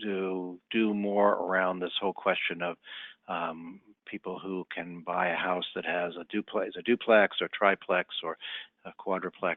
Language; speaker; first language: English; native; English